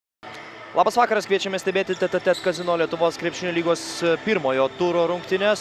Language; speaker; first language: Lithuanian; native; Lithuanian